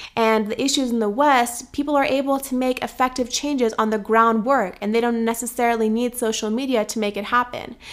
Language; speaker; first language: English; early bilingual, other home language; Persian